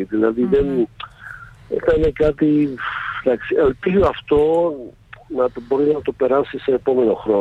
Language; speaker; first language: Greek; non-native, fluent; Slovak